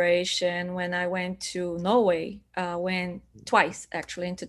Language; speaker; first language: English; non-native, fluent; Portuguese